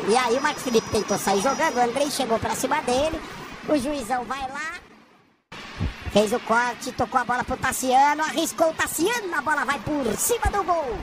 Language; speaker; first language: Portuguese; native; Portuguese